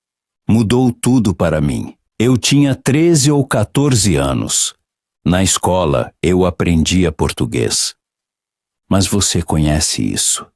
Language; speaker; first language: Portuguese; non-native, fluent; Polish